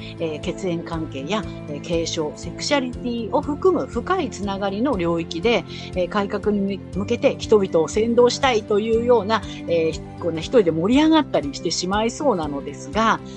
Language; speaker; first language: Japanese; native; Japanese